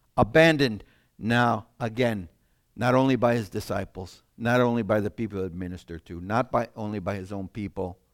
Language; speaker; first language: English; non-native, fluent; Italian